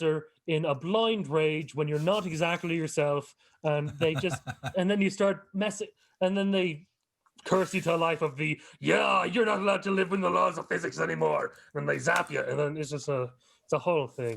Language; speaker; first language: English; native; English